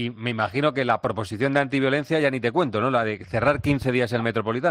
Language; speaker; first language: Spanish; native; Spanish